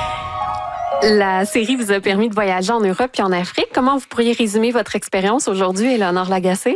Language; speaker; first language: French; native; French